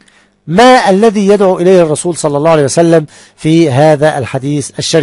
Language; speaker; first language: Arabic; native; Arabic